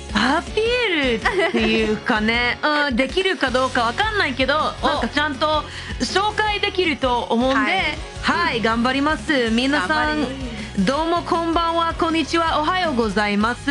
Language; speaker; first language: Japanese; non-native, fluent; English